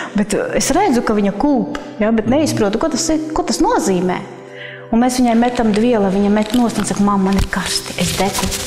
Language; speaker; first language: Latvian; non-native, local second language; Russian